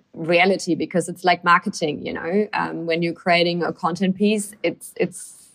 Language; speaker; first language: English; non-native, fluent; German